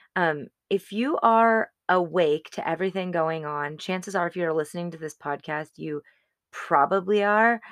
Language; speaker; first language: English; native; English